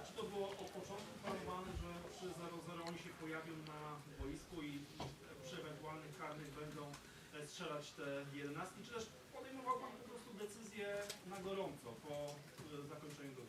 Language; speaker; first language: Polish; native; Polish